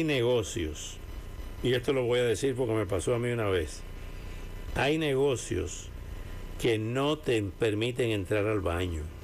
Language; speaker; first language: Spanish; native; Spanish